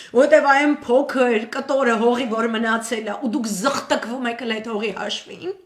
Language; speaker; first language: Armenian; native; Armenian